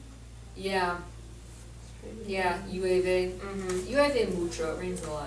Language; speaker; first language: Spanish; non-native, learner; English